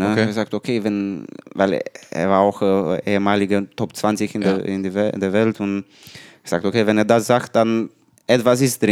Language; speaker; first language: German; non-native, learner; Romanian